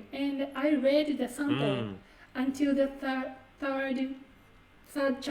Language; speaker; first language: English; non-native, fluent; Japanese